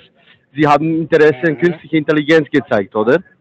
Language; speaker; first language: German; non-native, fluent; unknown